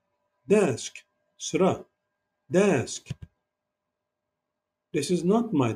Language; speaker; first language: English; non-native, learner; Turkish